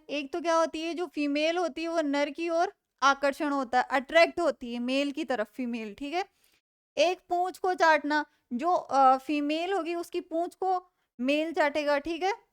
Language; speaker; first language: Hindi; native; Hindi